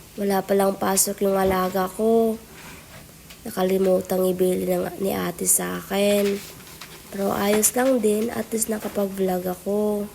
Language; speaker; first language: Filipino; non-native, local second language; Cebuano